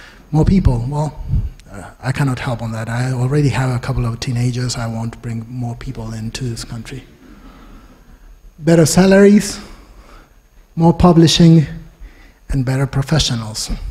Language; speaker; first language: English; non-native, fluent; Spanish